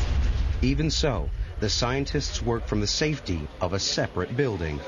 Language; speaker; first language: English; native; English